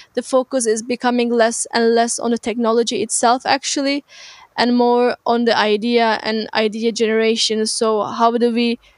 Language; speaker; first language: English; non-native, fluent; Turkish